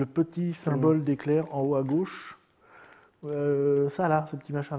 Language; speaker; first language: French; native; French